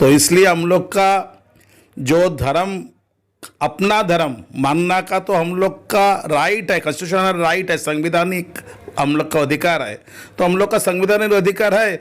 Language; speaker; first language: Hindi; non-native, local second language; Bangla